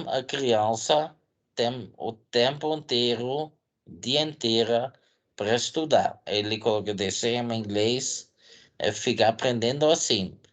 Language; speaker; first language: Portuguese; non-native, fluent; Dutch